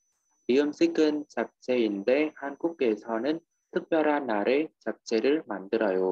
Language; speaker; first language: Korean; non-native, fluent; Vietnamese